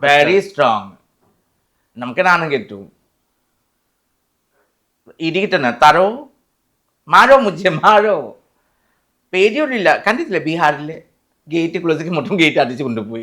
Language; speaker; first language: Malayalam; non-native, local second language; Assamese